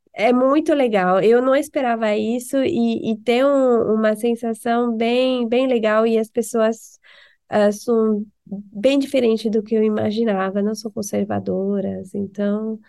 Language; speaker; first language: Portuguese; non-native, fluent; French